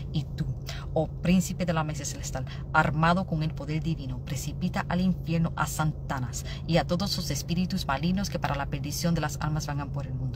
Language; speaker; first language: Spanish; early bilingual, heritage; Spanish